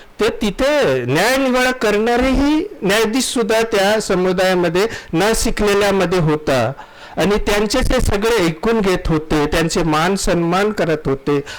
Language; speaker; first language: Marathi; non-native, local second language; Gondi